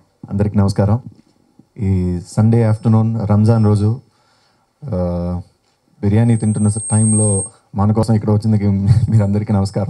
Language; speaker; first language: Telugu; non-native, fluent; Tamil